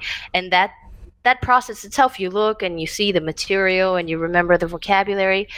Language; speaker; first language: English; non-native, fluent; Portuguese